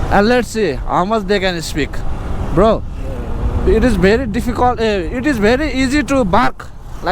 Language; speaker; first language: English; non-native, learner; Nepali